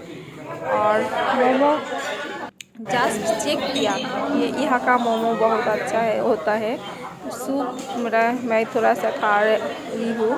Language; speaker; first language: Hindi; non-native, local second language; Bangla